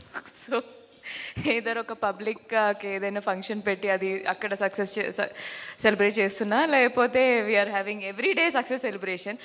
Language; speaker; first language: Telugu; non-native, local second language; Malayalam